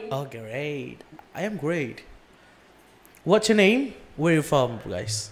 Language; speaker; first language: English; non-native, learner; Indonesian